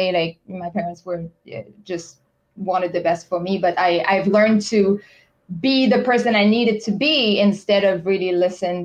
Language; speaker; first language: English; non-native, fluent; French